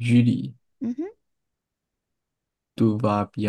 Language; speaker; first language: French; non-native, learner; Chinese